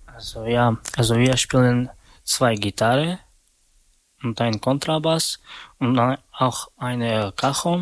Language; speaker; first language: German; non-native, learner; Slovak